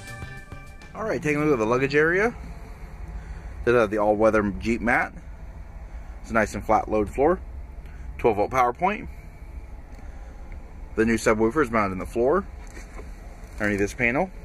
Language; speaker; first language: English; native; English